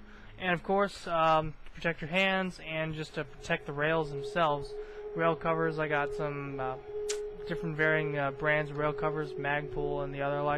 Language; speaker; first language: English; native; English